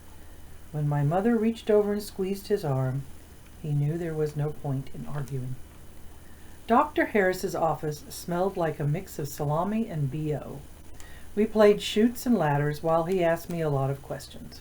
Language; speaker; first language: English; native; English